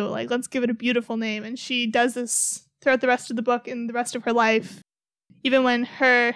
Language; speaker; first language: English; native; English